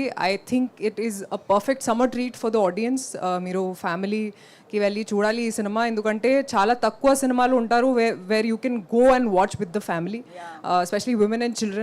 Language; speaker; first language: Telugu; non-native, local second language; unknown